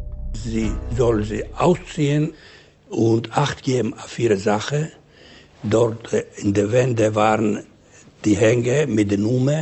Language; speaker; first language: German; non-native, learner; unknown